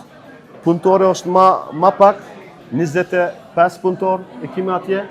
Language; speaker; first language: Albanian; early bilingual, heritage; Turkish